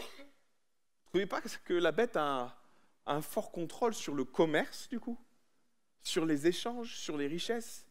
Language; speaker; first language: French; native; French